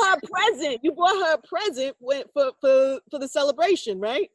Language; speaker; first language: English; native; English